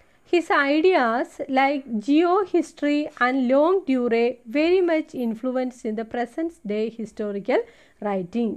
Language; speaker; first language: English; non-native, local second language; Malayalam